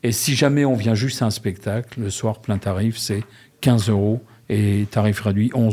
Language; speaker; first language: French; native; French